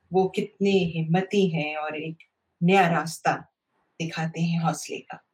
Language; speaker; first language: Hindi; native; Hindi